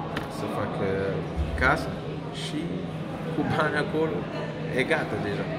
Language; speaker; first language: Romanian; non-native, learner; Kabuverdianu